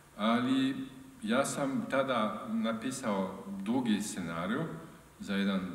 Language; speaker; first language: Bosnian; non-native, learner; French